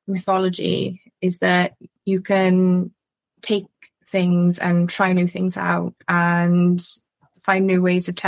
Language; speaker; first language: English; native; English